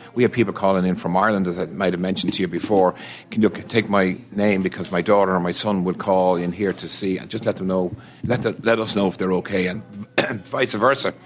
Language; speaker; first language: English; native; English